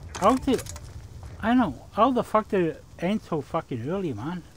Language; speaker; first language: English; native; English